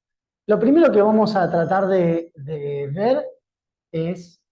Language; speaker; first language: Spanish; native; Spanish